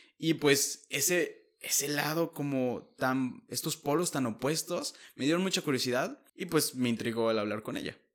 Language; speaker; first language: Spanish; native; Spanish